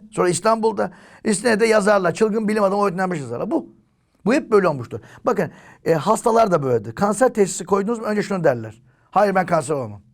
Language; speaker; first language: Turkish; native; Turkish